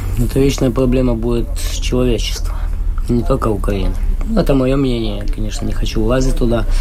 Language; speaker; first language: Russian; non-native, local second language; Ukrainian